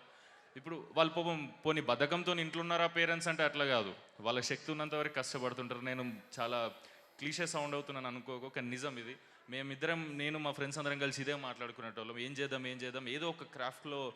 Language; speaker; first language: Telugu; native; Telugu